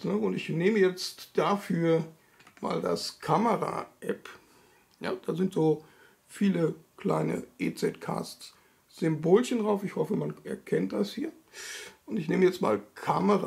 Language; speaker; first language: German; native; German